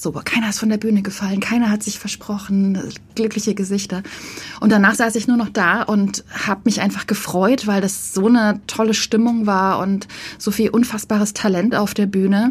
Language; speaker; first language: German; native; German